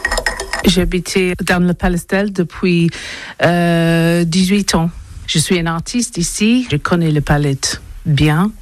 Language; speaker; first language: French; non-native, learner; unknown